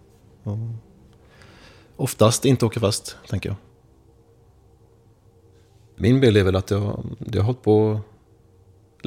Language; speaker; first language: Swedish; native; Swedish